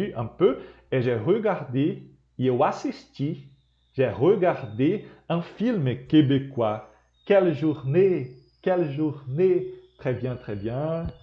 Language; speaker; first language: French; non-native, fluent; Portuguese